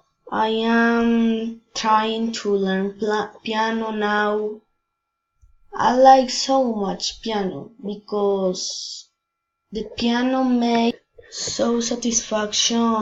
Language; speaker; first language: English; non-native, learner; Spanish